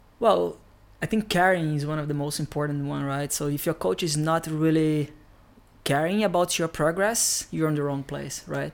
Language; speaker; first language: English; non-native, fluent; Portuguese